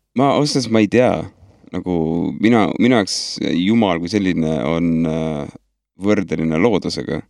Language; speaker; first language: Estonian; native; Estonian